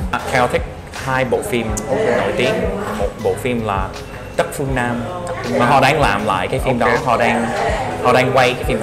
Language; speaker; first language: Vietnamese; non-native, fluent; English